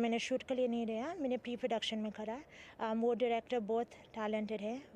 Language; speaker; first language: Hindi; early bilingual, heritage; English